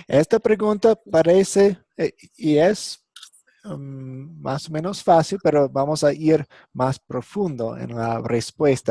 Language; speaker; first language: Spanish; non-native, fluent; English